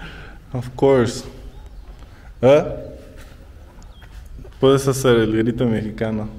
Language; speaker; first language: Spanish; non-native, fluent; Russian